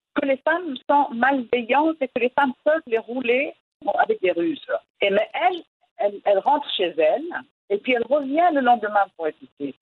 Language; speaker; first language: French; non-native, local second language; Arabic